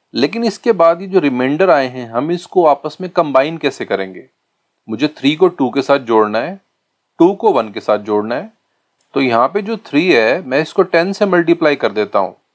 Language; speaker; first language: Hindi; native; Hindi